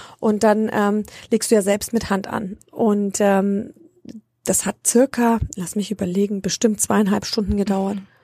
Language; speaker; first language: German; early bilingual, other home language; Romanian